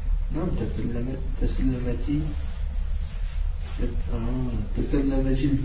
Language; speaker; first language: Arabic; non-native, learner; French